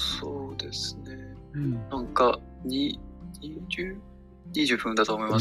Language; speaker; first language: Japanese; non-native, learner; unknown